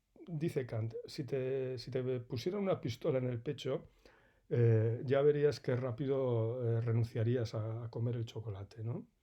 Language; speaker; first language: Spanish; native; Spanish